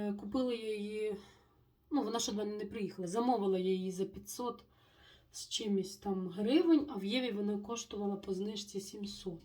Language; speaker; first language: Ukrainian; non-native, local second language; Russian